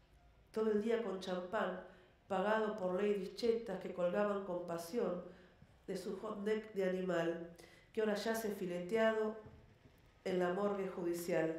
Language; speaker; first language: Spanish; native; Spanish